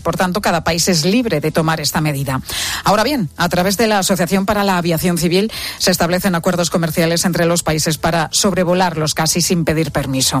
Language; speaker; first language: Spanish; native; Spanish